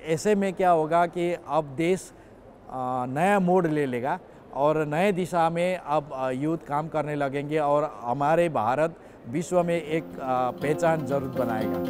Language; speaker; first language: Hindi; non-native, local second language; Nepali